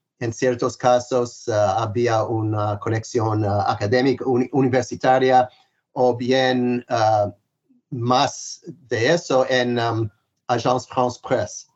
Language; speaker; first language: Spanish; non-native, fluent; English